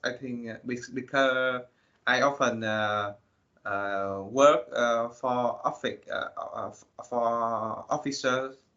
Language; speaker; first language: English; non-native, learner; Vietnamese